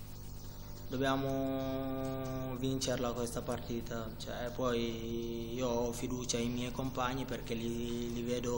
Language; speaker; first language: Italian; non-native, fluent; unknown